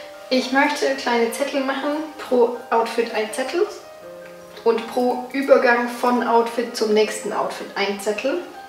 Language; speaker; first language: German; native; German